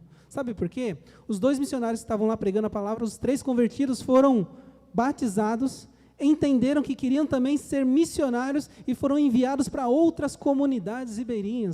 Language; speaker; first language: Portuguese; native; Portuguese